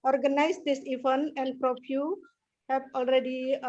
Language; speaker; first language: English; non-native, learner; Indonesian